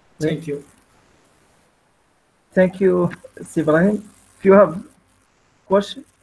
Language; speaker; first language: English; non-native, learner; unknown